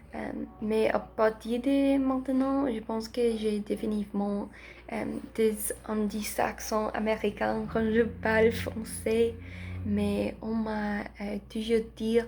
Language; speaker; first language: French; non-native, learner; Spanish